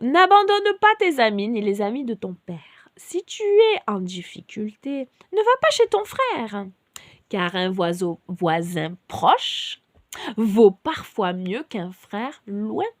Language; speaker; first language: French; native; French